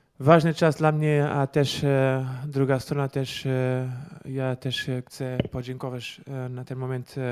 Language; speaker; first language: Polish; non-native, learner; Portuguese